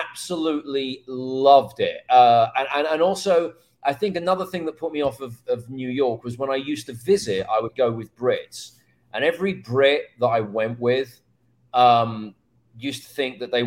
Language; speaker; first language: English; native; English